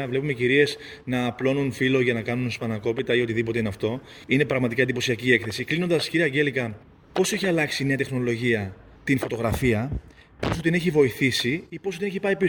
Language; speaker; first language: Greek; native; Greek